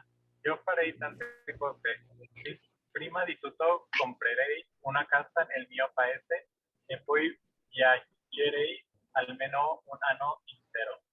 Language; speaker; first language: Italian; non-native, learner; Spanish